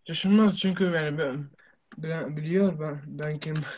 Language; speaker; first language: Turkish; non-native, learner; Arabic